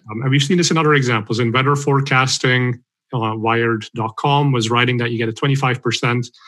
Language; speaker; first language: English; non-native, fluent; Dutch